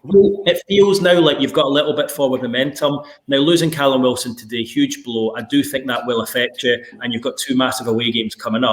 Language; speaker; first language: English; native; English